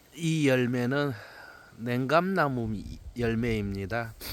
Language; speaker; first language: Korean; native; Korean